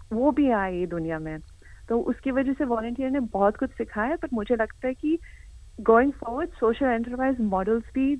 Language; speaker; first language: Hindi; early bilingual, heritage; Hindi